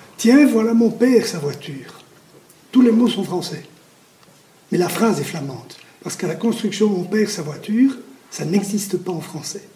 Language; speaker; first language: French; native; French